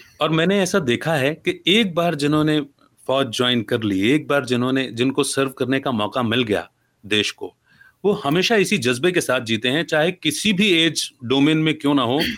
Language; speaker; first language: Hindi; native; Hindi